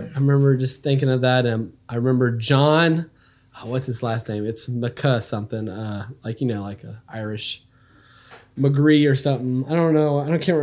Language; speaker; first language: English; native; English